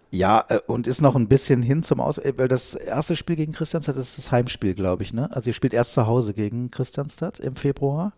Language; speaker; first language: German; native; German